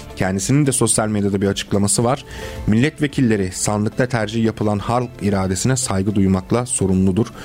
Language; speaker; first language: Turkish; early bilingual, heritage; Romanian